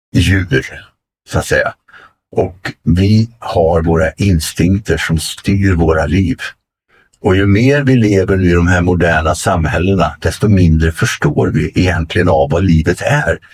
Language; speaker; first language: Swedish; native; Swedish